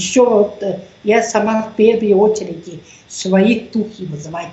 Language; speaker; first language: Russian; non-native, local second language; Tuvinian